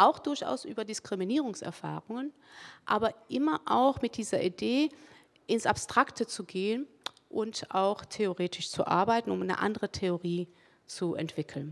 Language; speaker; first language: German; early bilingual, other home language; Spanish